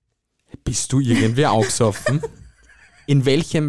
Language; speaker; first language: German; native; German